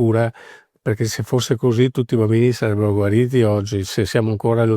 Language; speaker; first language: Italian; native; Italian